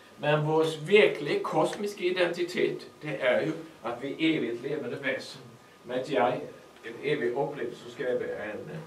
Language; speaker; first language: Swedish; native; Swedish